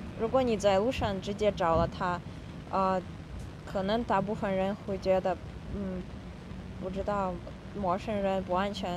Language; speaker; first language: Chinese; non-native, fluent; Russian